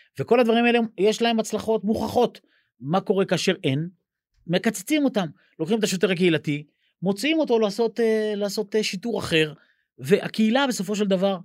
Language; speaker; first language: Hebrew; native; Hebrew